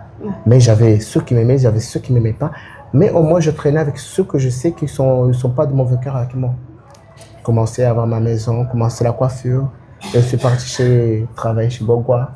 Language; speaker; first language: French; non-native, local second language; Ngazidja Comorian